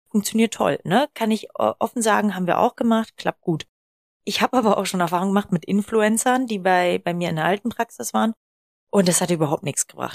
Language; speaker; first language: German; native; German